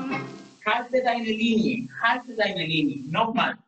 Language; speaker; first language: German; non-native, learner; Spanish